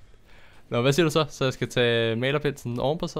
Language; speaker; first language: Danish; native; Danish